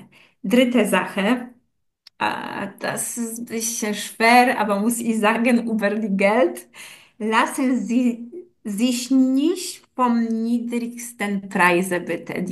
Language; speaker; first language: German; non-native, learner; Polish